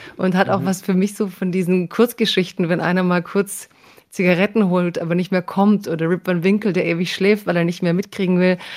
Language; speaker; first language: German; early bilingual, other home language; Croatian